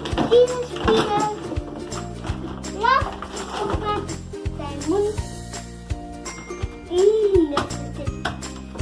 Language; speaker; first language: German; early bilingual, other home language; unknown